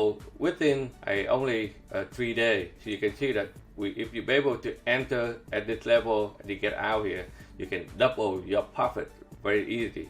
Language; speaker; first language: English; non-native, fluent; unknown